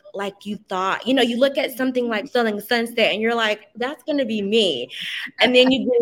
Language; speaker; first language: English; native; English